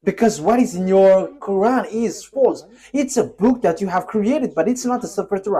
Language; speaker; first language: English; non-native, fluent; Malagasy